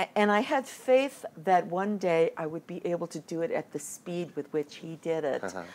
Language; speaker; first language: English; native; English